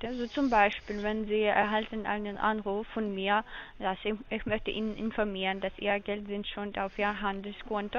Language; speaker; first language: German; non-native, learner; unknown